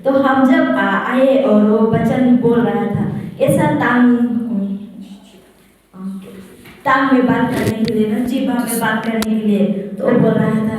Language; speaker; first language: Hindi; non-native, local second language; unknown